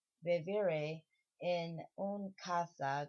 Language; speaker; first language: Spanish; non-native, learner; English